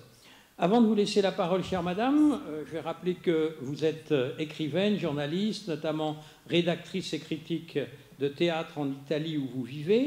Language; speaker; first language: French; native; French